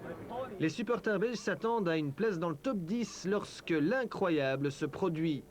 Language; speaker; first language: French; native; French